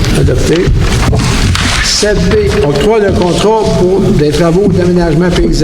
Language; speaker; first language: French; native; French